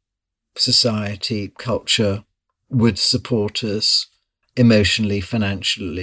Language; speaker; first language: English; native; English